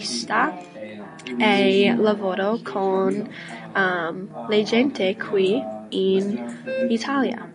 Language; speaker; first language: Italian; non-native, learner; English